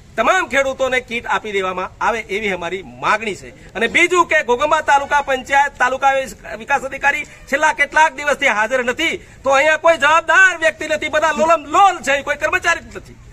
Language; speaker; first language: Gujarati; native; Gujarati